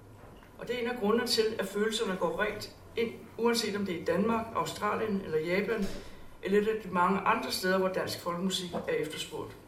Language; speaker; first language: Danish; native; Danish